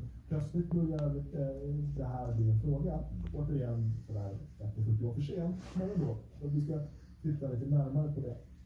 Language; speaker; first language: Swedish; native; Swedish